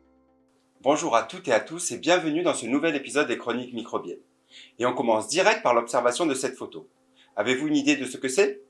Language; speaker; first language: French; native; French